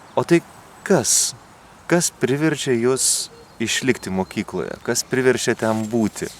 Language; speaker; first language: Lithuanian; native; Lithuanian